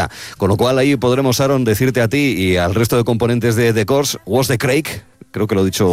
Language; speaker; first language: Spanish; native; Spanish